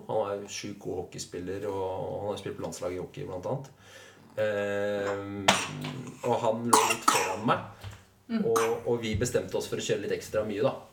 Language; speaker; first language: Norwegian; native; Norwegian